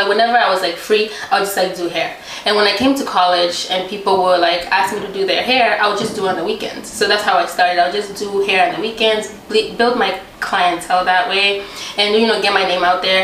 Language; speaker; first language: English; early bilingual, other home language; Rundi